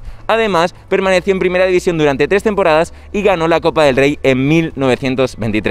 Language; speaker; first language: Spanish; native; Spanish